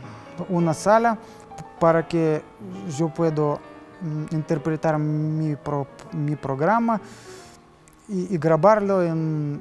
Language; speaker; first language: Spanish; non-native, learner; Russian